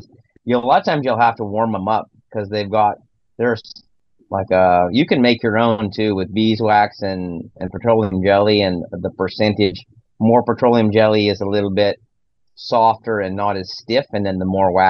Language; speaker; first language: English; native; English